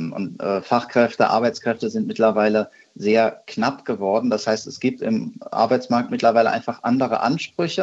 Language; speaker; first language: German; native; German